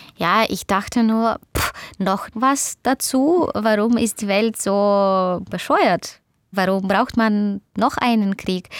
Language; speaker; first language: German; non-native, fluent; Russian